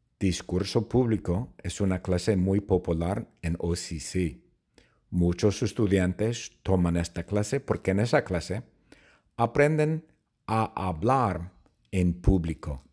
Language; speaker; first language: Spanish; non-native, fluent; English